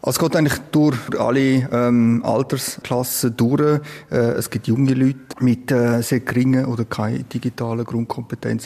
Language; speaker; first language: German; native; German